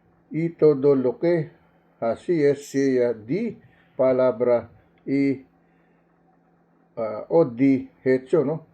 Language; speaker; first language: Spanish; non-native, learner; Filipino